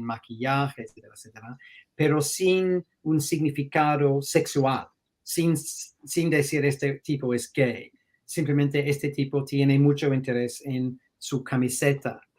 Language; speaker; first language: Spanish; non-native, fluent; English